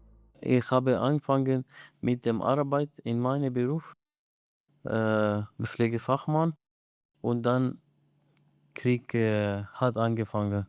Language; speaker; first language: German; non-native, learner; Arabic